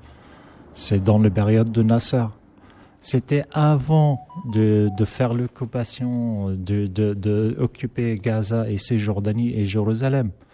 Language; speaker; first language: French; non-native, learner; Arabic